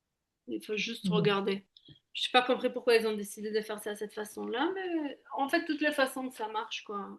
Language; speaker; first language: French; native; French